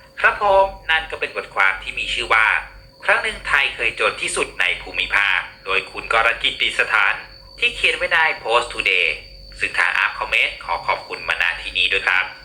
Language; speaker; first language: Thai; native; Thai